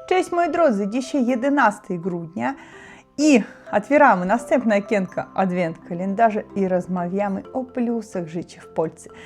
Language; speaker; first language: Polish; non-native, learner; Russian